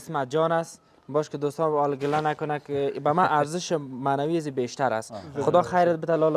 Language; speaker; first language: Persian; native; Persian